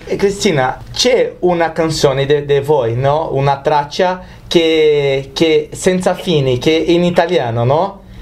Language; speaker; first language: Italian; non-native, learner; Portuguese